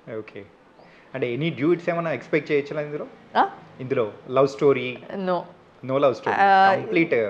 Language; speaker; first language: Telugu; native; Telugu